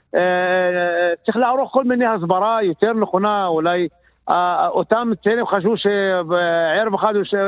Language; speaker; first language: Hebrew; non-native, local second language; Arabic